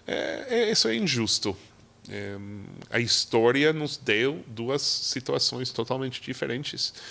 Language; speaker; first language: Portuguese; non-native, fluent; English